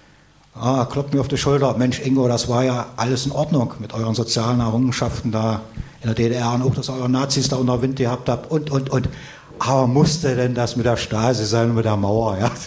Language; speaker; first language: German; native; German